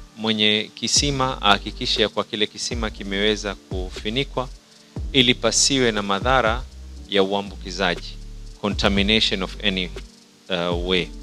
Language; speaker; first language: Swahili; native; Swahili